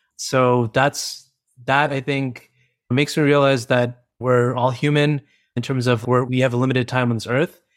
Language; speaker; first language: English; early bilingual, other home language; Hindi